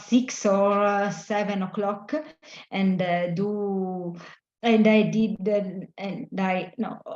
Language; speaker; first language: English; non-native, learner; Italian